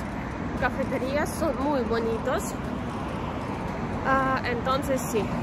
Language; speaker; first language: Spanish; non-native, learner; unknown